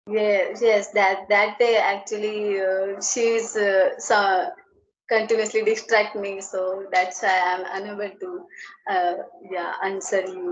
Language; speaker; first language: English; non-native, learner; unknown